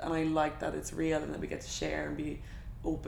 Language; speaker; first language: English; native; English